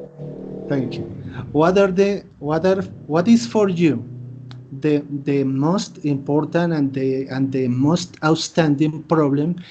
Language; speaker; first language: English; non-native, fluent; Spanish